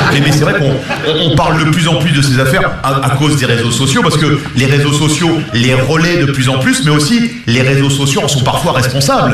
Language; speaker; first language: French; native; French